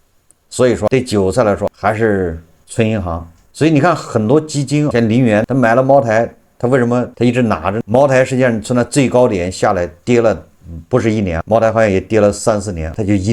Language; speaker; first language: Chinese; native; Chinese